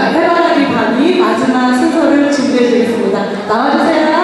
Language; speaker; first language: Korean; native; Korean